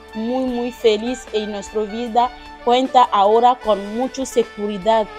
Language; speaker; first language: Spanish; non-native, learner; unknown